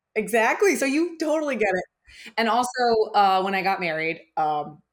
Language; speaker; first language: English; early bilingual, other home language; German